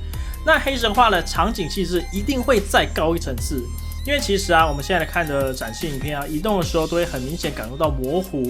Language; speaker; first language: Chinese; native; Chinese